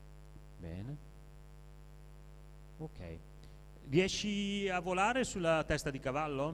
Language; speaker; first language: Italian; native; Italian